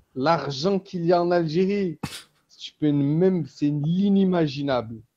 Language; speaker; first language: French; early bilingual, other home language; Kabyle